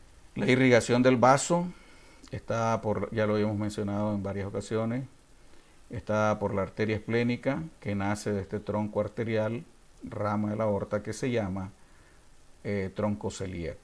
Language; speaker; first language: Spanish; native; Spanish